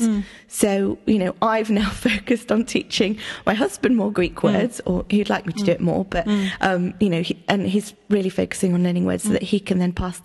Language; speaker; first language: English; native; English